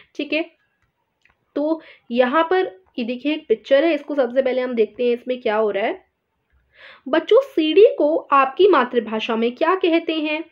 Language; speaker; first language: Hindi; native; Hindi